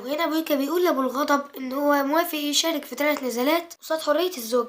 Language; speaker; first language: Arabic; native; Arabic